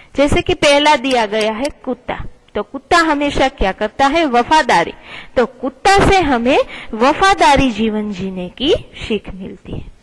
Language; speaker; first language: Hindi; non-native, local second language; Gujarati